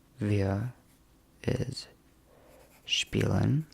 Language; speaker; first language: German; non-native, learner; English